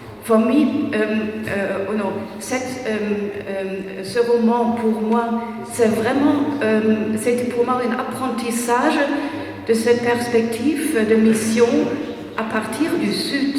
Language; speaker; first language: French; non-native, fluent; German